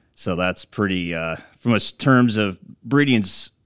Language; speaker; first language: English; native; English